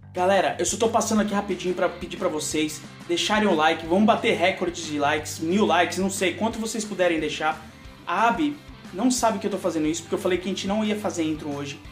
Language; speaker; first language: Portuguese; native; Portuguese